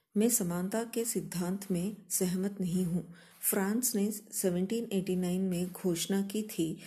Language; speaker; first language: Hindi; non-native, local second language; Kannada